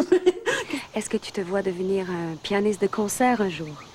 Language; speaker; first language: French; native; French